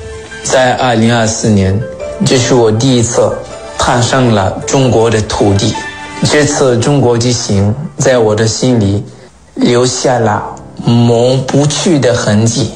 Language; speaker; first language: Chinese; non-native, fluent; French